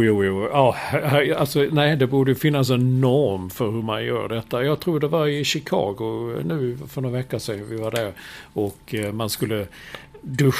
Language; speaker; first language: Swedish; native; Swedish